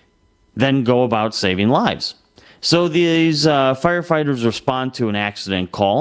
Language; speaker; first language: English; native; English